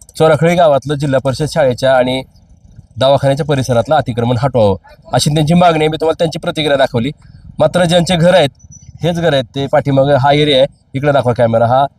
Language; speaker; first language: Marathi; native; Marathi